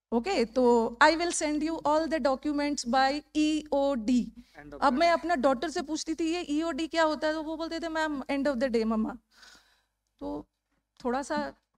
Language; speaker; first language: Hindi; native; Hindi